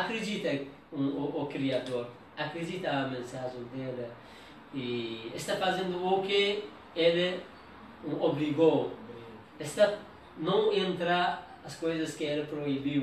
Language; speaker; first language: Portuguese; non-native, learner; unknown